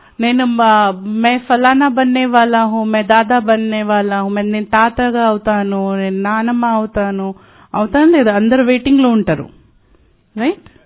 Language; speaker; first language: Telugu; non-native, local second language; Hindi